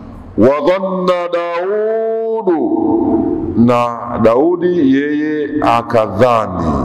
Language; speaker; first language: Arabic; non-native, fluent; Swahili